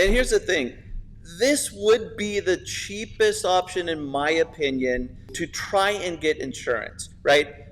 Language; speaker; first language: English; native; English